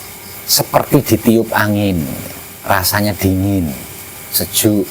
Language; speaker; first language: Indonesian; non-native, local second language; Javanese